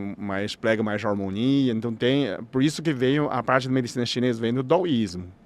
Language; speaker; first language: Portuguese; non-native, fluent; Chinese